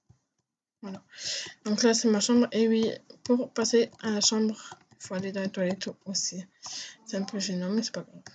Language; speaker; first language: French; native; French